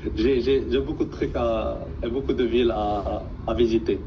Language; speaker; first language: French; early bilingual, heritage; Arabic